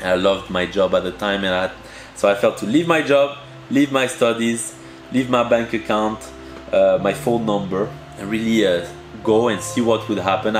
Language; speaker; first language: English; early bilingual, heritage; French